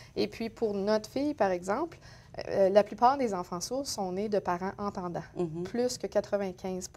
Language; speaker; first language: French; native; French